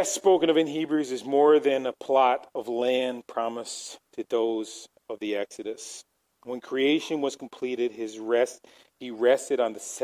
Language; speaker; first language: English; native; English